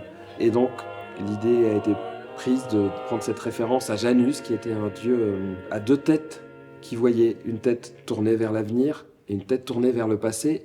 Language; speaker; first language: French; native; French